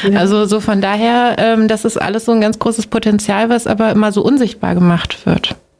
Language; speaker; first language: German; native; German